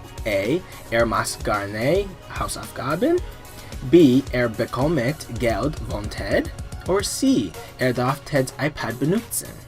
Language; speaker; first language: German; non-native, learner; English